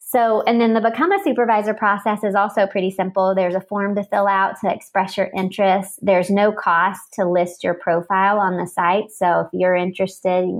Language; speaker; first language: English; native; English